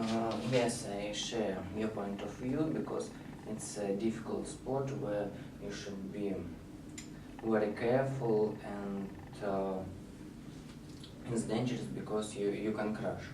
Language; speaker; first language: English; non-native, learner; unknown